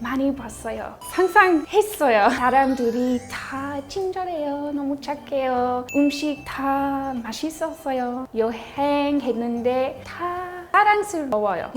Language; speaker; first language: Korean; non-native, learner; English